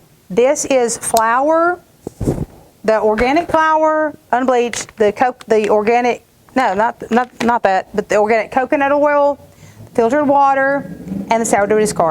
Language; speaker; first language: English; native; English